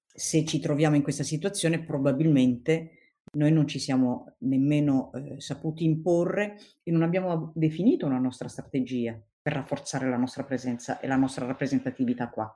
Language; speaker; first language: Italian; non-native, fluent; Tigrinya